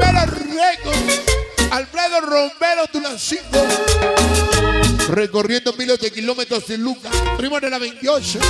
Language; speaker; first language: Spanish; native; Spanish